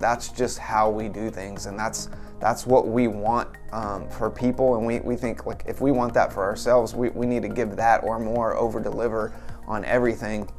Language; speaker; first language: English; native; English